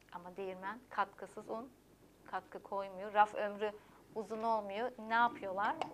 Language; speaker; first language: Turkish; early bilingual, heritage; German